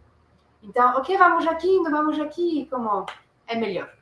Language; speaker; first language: Portuguese; non-native, learner; French